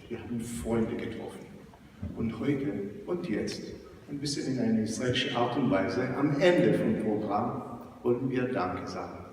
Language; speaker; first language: German; non-native, learner; Hebrew